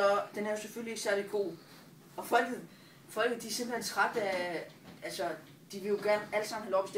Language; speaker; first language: Danish; native; Danish